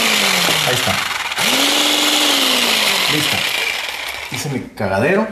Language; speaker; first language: Spanish; native; Spanish